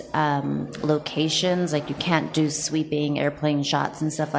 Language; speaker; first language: English; native; English